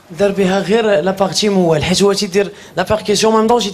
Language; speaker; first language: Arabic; native; Arabic